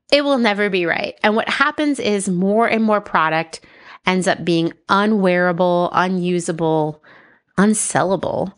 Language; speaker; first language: English; native; English